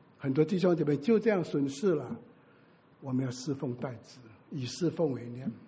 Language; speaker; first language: Chinese; native; Chinese